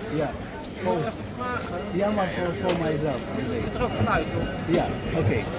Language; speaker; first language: Dutch; non-native, learner; Turkish